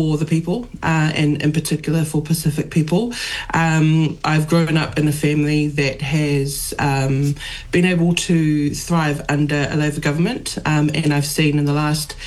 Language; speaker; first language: English; native; English